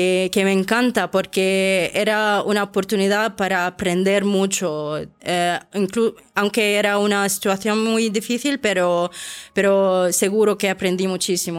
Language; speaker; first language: Spanish; non-native, fluent; Arabic